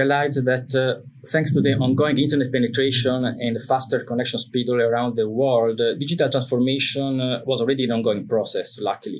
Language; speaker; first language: English; non-native, fluent; Italian